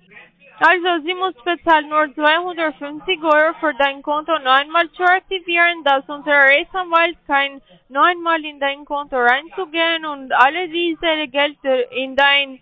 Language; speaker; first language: German; non-native, learner; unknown